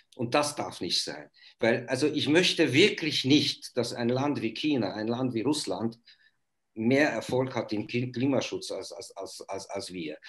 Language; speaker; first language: German; non-native, fluent; Hungarian